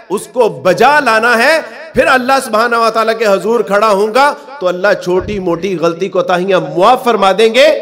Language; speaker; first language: Urdu; non-native, local second language; Punjabi